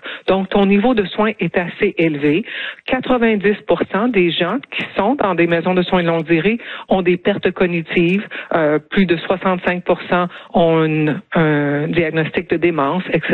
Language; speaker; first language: French; native; French